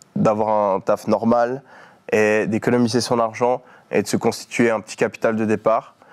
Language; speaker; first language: French; native; French